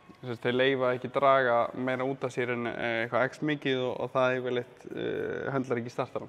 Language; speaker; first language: Icelandic; native; Icelandic